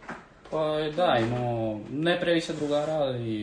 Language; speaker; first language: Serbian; early bilingual, heritage; Spanish